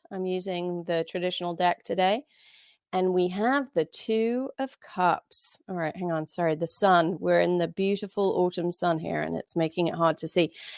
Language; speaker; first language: English; native; English